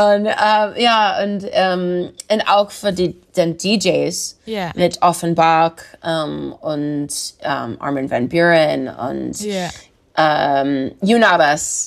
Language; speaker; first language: German; non-native, learner; English